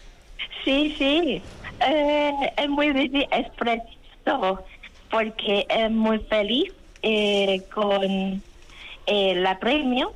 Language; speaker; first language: Spanish; non-native, learner; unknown